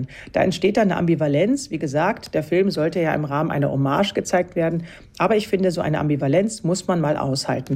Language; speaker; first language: German; native; German